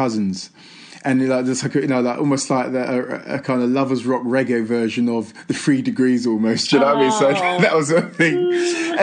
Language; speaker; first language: English; native; English